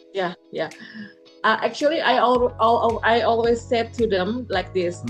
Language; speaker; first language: English; non-native, fluent; Indonesian